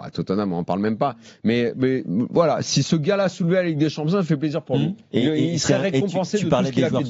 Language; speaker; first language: French; native; French